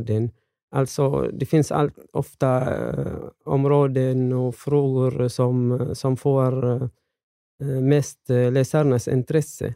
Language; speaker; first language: Swedish; non-native, fluent; Arabic